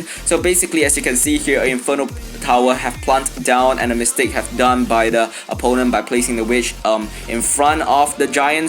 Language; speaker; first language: English; non-native, fluent; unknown